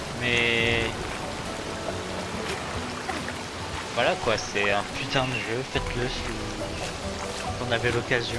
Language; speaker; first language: French; native; French